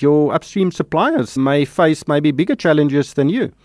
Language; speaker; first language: English; non-native, local second language; Afrikaans